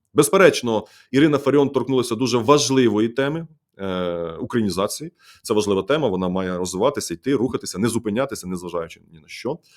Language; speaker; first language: Ukrainian; native; Ukrainian